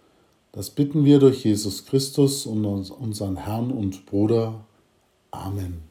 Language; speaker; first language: German; native; German